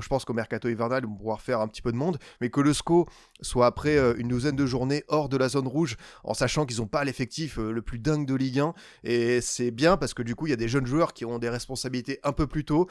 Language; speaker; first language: French; native; French